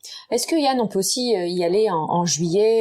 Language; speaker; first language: French; native; French